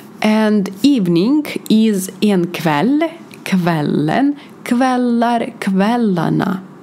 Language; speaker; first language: Swedish; non-native, fluent; Ukrainian